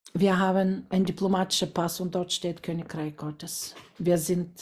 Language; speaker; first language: German; non-native, fluent; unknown